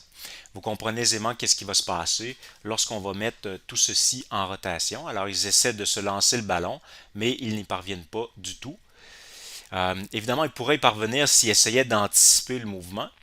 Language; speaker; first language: French; native; French